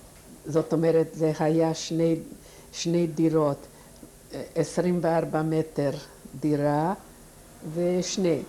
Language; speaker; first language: Hebrew; non-native, fluent; Yiddish